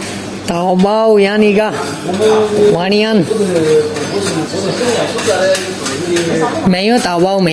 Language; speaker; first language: Chinese; non-native, learner; Bangla